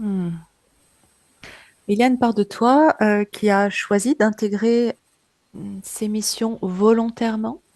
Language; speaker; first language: French; native; French